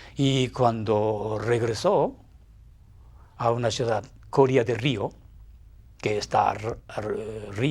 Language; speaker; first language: Spanish; non-native, fluent; Japanese